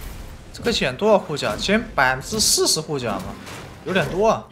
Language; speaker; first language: Chinese; native; Chinese